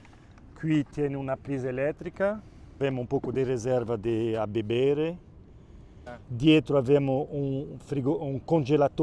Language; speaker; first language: Italian; non-native, local second language; Spanish